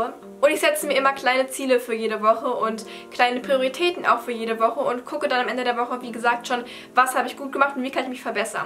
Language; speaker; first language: German; native; German